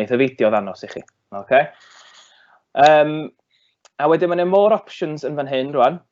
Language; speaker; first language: Welsh; native; Welsh